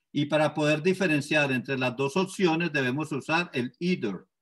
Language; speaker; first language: Spanish; native; Spanish